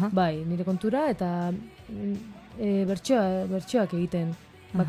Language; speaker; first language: Basque; non-native, local second language; Spanish